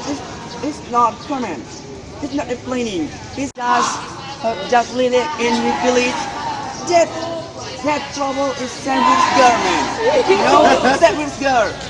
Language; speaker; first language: English; non-native, learner; Indonesian